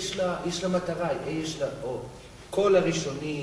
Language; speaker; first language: Hebrew; non-native, learner; English